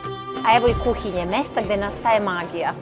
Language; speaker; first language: Bosnian; native; Bosnian